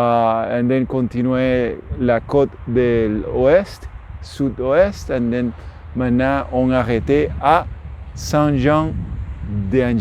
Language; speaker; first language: French; non-native, learner; Spanish